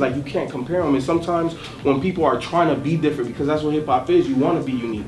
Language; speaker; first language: English; native; English